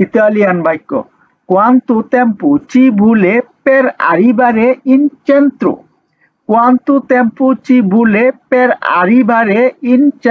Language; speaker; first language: Italian; non-native, learner; Bangla